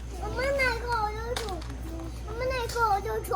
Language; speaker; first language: Korean; early bilingual, heritage; Korean